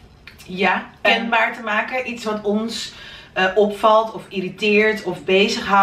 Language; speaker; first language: Dutch; native; Dutch